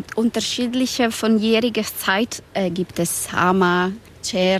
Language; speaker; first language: German; non-native, learner; Spanish